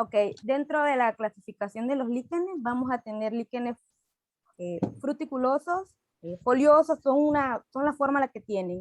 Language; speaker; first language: Spanish; native; Spanish